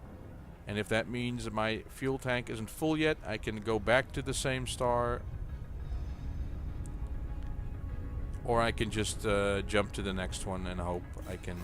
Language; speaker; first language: English; native; English